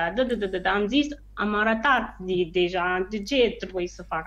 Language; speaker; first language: Romanian; non-native, learner; English